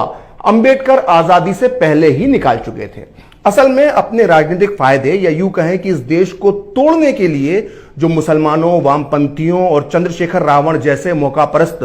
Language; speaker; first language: Hindi; native; Hindi